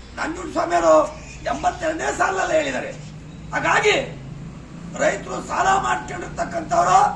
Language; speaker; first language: Kannada; native; Kannada